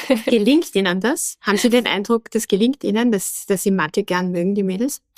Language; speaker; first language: German; native; German